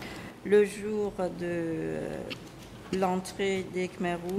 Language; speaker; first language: French; non-native, local second language; Khmer